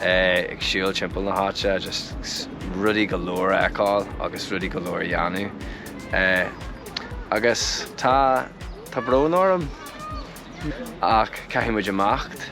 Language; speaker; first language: Irish; non-native, local second language; English